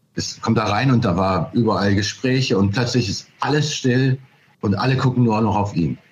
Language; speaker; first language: German; native; German